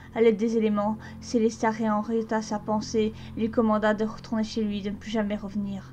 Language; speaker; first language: French; native; French